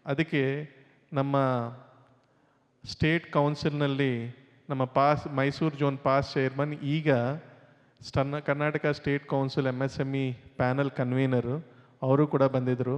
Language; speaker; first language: Kannada; non-native, local second language; Telugu